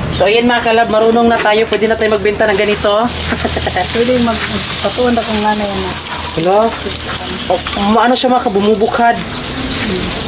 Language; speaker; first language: Filipino; non-native, local second language; Cebuano